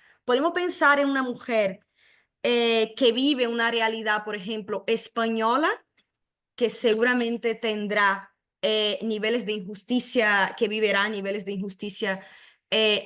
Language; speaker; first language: Spanish; non-native, fluent; Portuguese